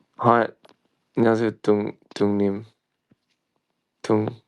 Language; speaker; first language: Korean; early bilingual, heritage; Korean